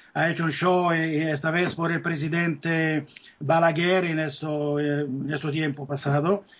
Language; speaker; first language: Italian; native; Italian